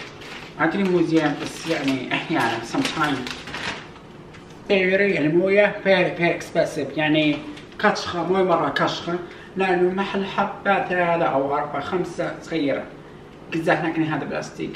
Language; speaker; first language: Arabic; non-native, learner; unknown